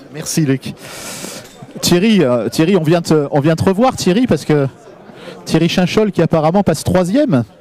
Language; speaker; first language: French; native; French